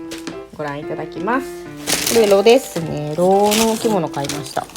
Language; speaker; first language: Japanese; native; Japanese